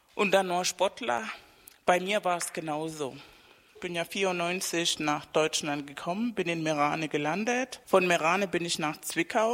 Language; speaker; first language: German; non-native, fluent; Spanish